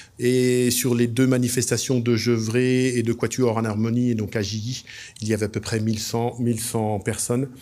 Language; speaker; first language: French; native; French